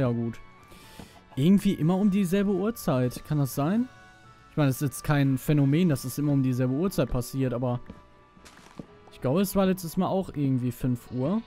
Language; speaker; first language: German; native; German